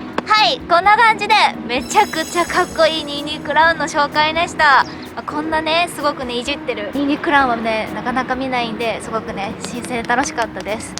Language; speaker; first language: Japanese; native; Japanese